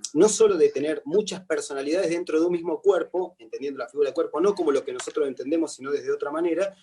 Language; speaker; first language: Spanish; native; Spanish